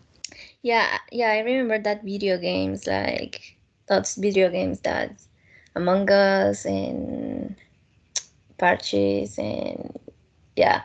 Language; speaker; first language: English; non-native, fluent; Spanish